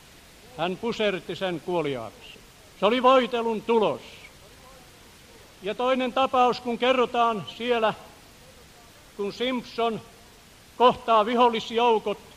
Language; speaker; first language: Finnish; native; Finnish